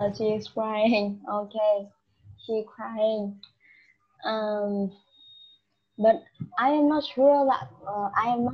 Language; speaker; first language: English; non-native, learner; Vietnamese